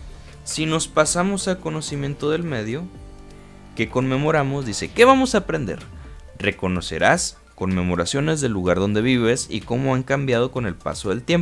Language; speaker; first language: Spanish; native; Spanish